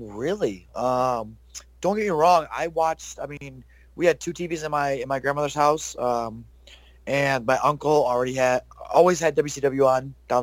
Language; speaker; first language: English; native; English